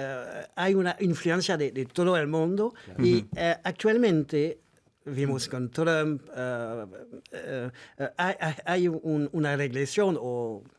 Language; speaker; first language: Spanish; non-native, fluent; French